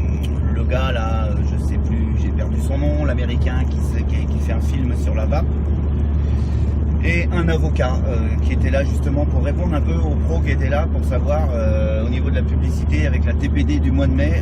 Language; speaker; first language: French; native; French